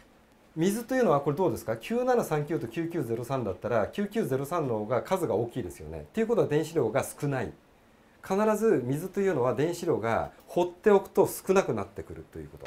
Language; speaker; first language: Japanese; native; Japanese